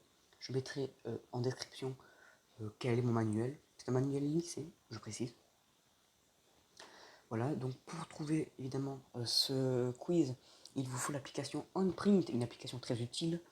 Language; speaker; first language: French; native; French